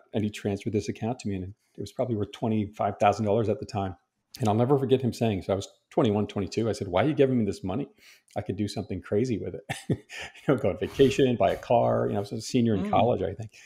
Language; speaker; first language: English; native; English